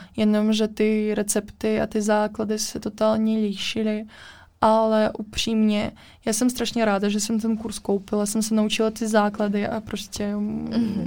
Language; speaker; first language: Czech; non-native, fluent; Russian